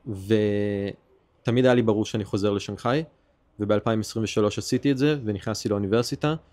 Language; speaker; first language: Hebrew; early bilingual, heritage; Hebrew